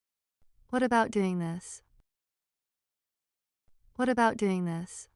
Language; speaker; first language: English; non-native, fluent; Portuguese